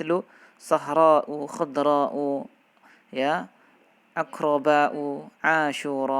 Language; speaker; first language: Arabic; non-native, fluent; Indonesian